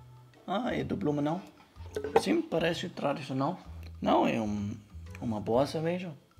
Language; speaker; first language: Portuguese; non-native, learner; German